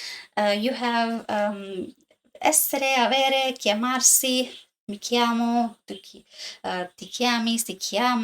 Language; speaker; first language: Italian; non-native, learner; English